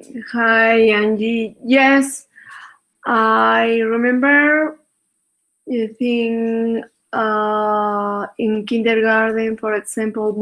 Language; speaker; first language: English; non-native, learner; Spanish